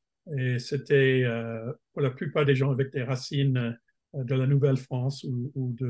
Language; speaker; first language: French; non-native, fluent; English